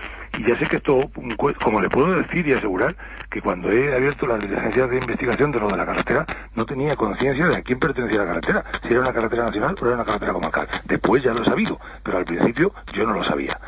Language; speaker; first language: Spanish; native; Spanish